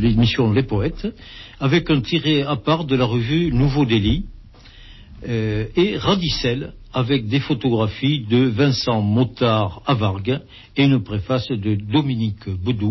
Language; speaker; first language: French; native; French